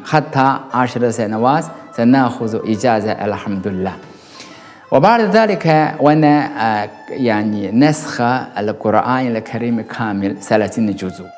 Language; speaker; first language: Arabic; non-native, learner; Chinese